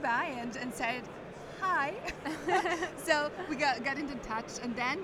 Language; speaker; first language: English; non-native, fluent; German